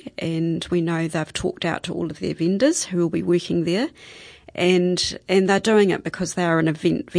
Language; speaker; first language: English; native; English